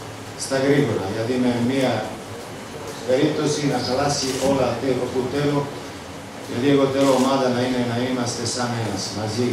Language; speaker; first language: Greek; non-native, fluent; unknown